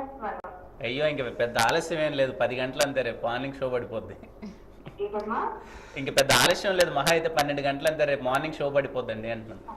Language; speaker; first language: Telugu; native; Telugu